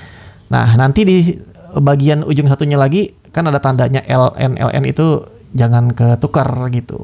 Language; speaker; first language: Indonesian; native; Indonesian